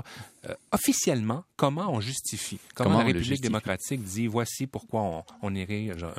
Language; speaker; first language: French; native; French